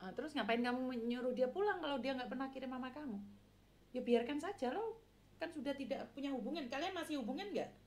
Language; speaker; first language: Indonesian; non-native, local second language; Javanese